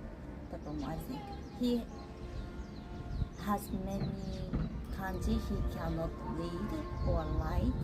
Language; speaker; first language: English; non-native, learner; Japanese